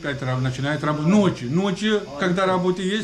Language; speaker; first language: Russian; non-native, learner; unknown